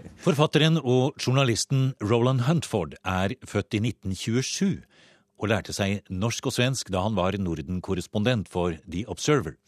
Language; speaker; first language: Norwegian; native; Norwegian